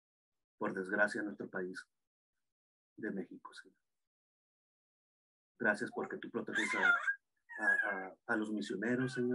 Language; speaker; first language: Spanish; native; Spanish